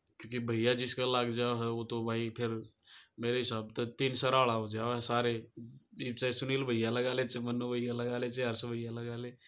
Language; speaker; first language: Hindi; native; Hindi